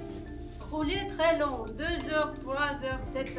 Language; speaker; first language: French; non-native, learner; Kazakh